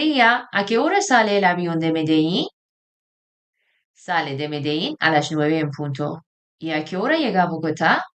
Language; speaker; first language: Spanish; non-native, fluent; Persian